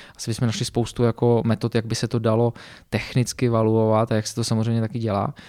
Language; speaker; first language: Czech; native; Czech